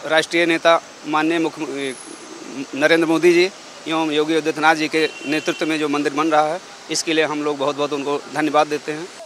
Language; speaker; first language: Hindi; native; Hindi